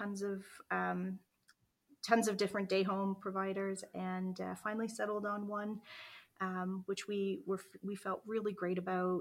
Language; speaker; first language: English; native; English